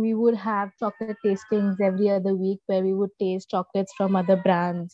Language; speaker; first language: English; non-native, local second language; Marathi